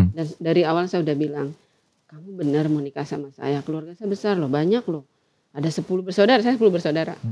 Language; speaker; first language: Indonesian; non-native, local second language; Sundanese